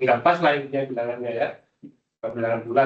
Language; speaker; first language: Indonesian; native; Indonesian